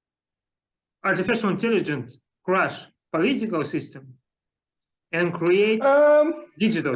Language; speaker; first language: English; non-native, learner; Russian